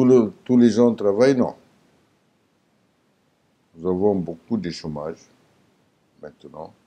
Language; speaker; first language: French; non-native, learner; Arabic